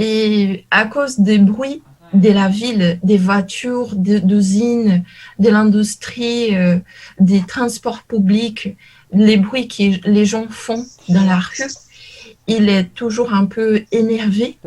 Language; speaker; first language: French; non-native, learner; Portuguese